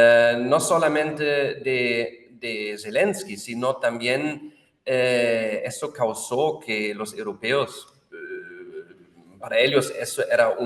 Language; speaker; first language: Spanish; non-native, fluent; German